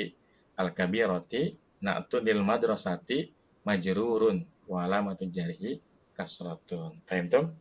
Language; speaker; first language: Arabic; non-native, fluent; Indonesian